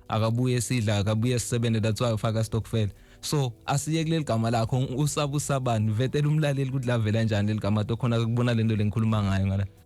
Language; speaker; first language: Zulu; native; Zulu